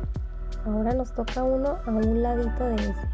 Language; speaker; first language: Spanish; native; Spanish